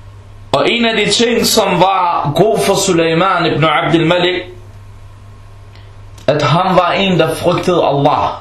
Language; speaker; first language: Danish; non-native, fluent; Arabic